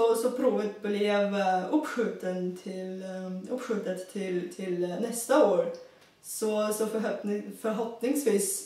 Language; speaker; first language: Swedish; non-native, fluent; Bulgarian